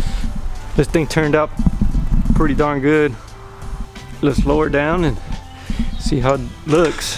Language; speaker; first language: English; native; English